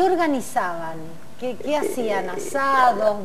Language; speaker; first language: Spanish; native; Spanish